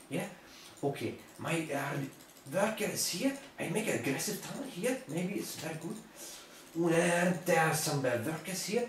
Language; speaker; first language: English; non-native, learner; German